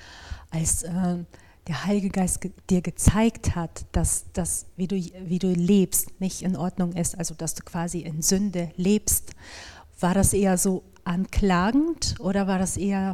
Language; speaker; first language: German; native; German